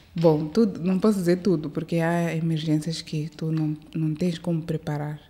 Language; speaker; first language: Portuguese; early bilingual, heritage; Portuguese